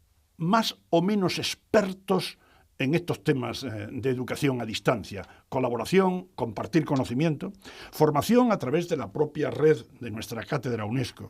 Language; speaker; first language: Spanish; native; Spanish